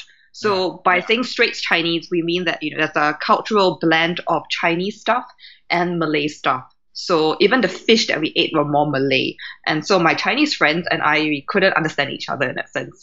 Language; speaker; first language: English; native; English